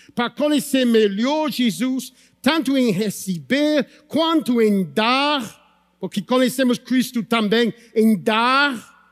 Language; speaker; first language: Portuguese; non-native, fluent; English